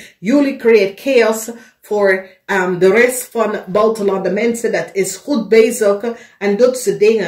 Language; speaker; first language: Dutch; non-native, fluent; English